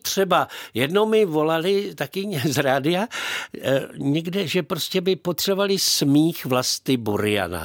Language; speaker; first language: Czech; native; Czech